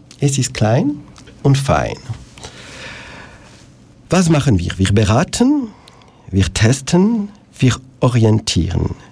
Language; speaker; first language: German; non-native, local second language; French